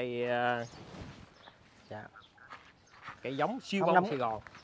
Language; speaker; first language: Vietnamese; native; Vietnamese